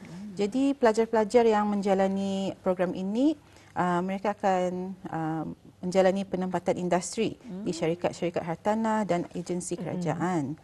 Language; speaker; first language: Malay; native; Malay